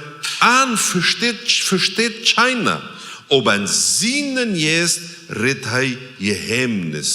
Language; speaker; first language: German; non-native, learner; Plautdietsch